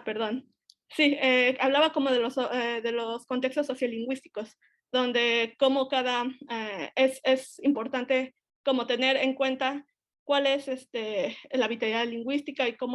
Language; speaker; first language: Spanish; native; Spanish